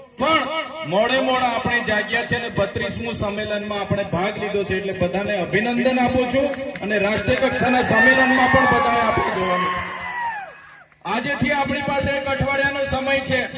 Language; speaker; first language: Gujarati; non-native, local second language; Vasavi